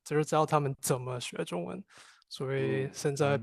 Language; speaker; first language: Chinese; non-native, fluent; English